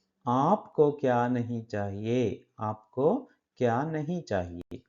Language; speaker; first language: Hindi; non-native, local second language; Kannada